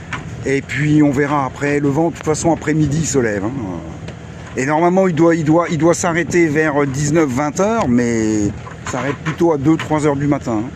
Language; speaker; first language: French; native; French